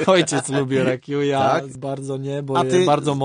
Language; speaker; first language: Polish; non-native, learner; Croatian